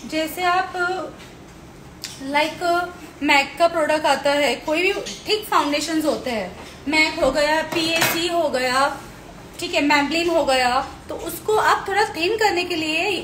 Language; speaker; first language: Hindi; non-native, local second language; Gujarati